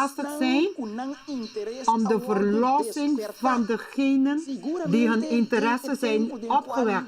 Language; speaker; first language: Dutch; non-native, local second language; Papiamento